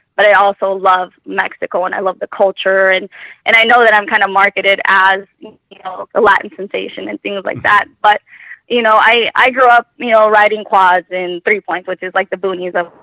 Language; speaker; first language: English; early bilingual, other home language; Spanish